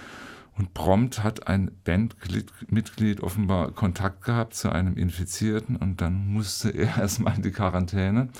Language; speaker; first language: German; native; German